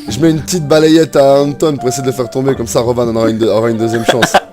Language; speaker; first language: French; native; French